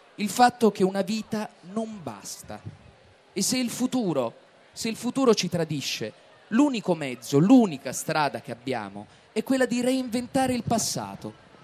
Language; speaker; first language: Italian; native; Italian